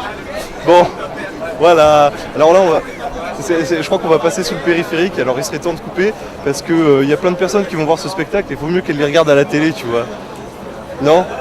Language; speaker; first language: French; native; French